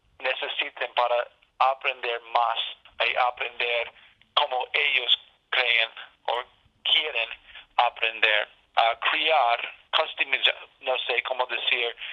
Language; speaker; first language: Spanish; non-native, learner; English